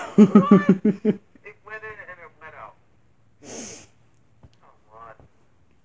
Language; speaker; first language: English; native; English